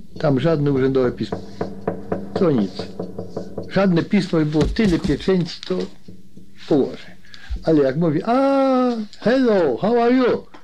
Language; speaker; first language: Polish; native; Polish